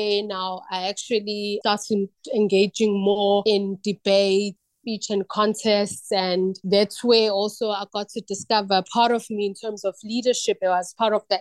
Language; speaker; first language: English; non-native, local second language; Zulu